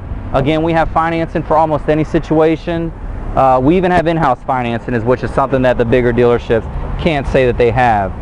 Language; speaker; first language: English; native; English